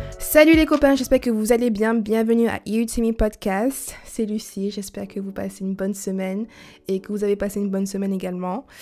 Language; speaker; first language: French; non-native, fluent; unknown